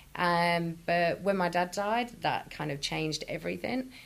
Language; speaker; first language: English; native; English